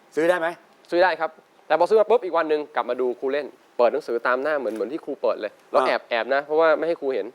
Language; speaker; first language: Thai; native; Thai